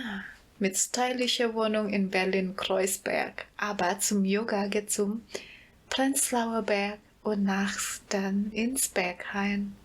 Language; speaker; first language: German; non-native, fluent; Indonesian